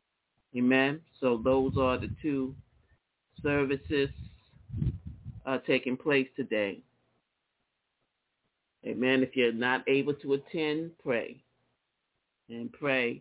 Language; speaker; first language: English; native; English